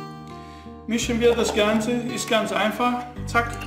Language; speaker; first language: German; non-native, fluent; Italian